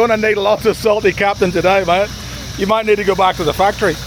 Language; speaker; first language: English; native; English